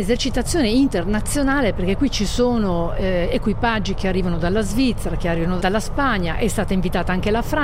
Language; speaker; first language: Italian; native; Italian